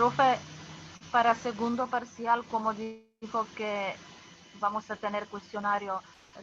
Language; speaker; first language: Spanish; non-native, fluent; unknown